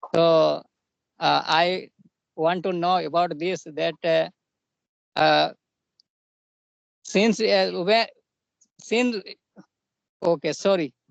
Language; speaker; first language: English; non-native, learner; Santali